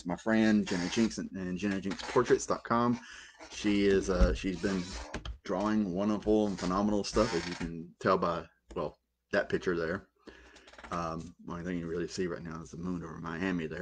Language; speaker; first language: English; native; English